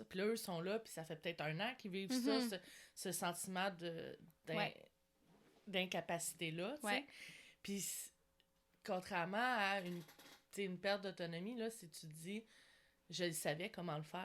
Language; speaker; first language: French; native; French